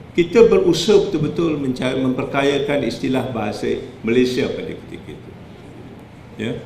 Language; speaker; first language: Malay; native; Malay